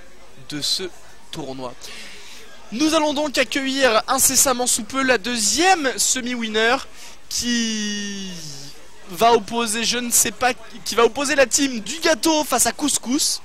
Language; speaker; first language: French; native; French